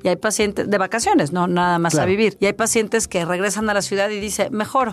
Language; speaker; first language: Spanish; native; Spanish